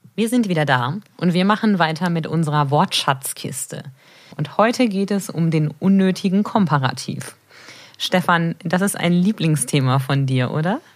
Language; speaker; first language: German; native; German